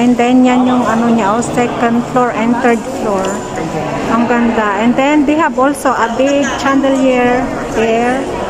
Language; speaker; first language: English; non-native, local second language; Filipino